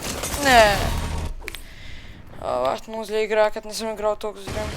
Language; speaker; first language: Bulgarian; native; Bulgarian